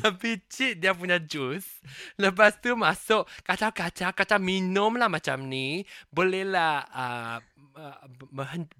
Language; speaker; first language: Malay; non-native, local second language; Chinese